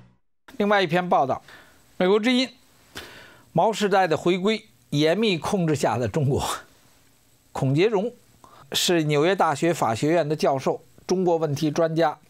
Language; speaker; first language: Chinese; native; Chinese